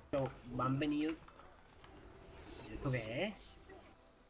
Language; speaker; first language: Spanish; native; Spanish